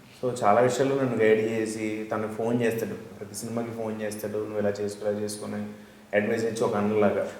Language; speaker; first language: Telugu; native; Telugu